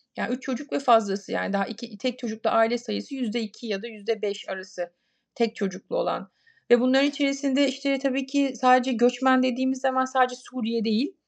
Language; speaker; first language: Turkish; native; Turkish